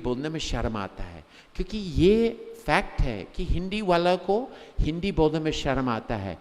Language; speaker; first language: Hindi; non-native, fluent; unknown